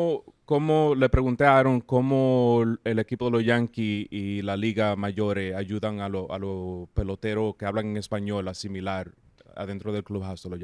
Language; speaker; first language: Spanish; native; Spanish